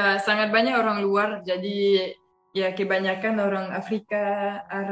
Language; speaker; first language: Indonesian; non-native, fluent; French